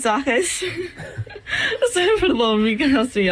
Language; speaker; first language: Spanish; non-native, learner; English